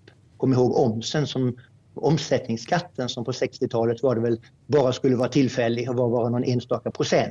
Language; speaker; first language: Swedish; native; Swedish